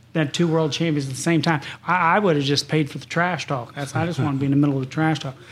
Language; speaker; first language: English; native; English